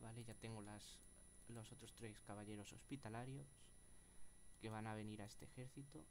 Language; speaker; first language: Spanish; native; Spanish